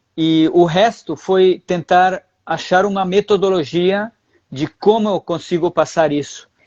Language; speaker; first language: Portuguese; early bilingual, other home language; Spanish